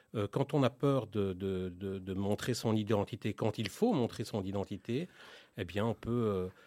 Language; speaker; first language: French; native; French